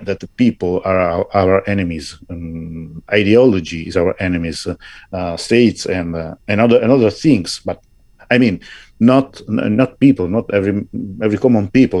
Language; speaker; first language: English; non-native, fluent; Italian